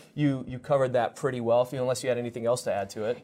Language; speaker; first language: English; native; English